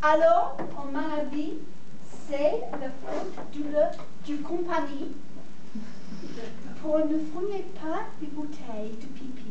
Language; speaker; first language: French; non-native, learner; English